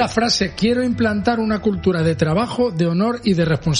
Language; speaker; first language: Spanish; native; Spanish